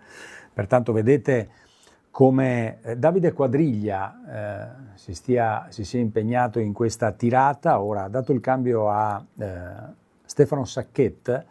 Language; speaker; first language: Italian; native; Italian